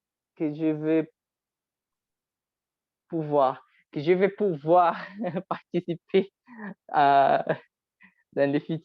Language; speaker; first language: French; non-native, learner; Spanish